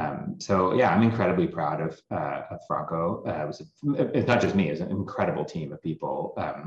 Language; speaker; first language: English; native; English